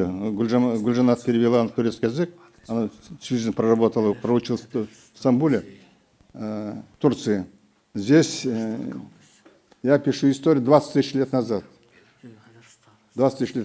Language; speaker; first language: Russian; non-native, local second language; Kazakh